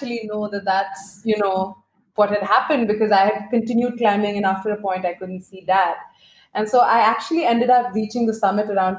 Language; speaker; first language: English; non-native, local second language; Hindi